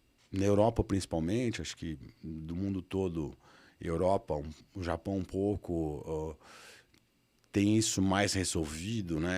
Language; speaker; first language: Portuguese; native; Portuguese